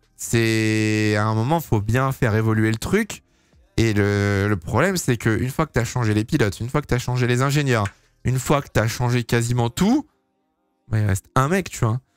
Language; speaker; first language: French; native; French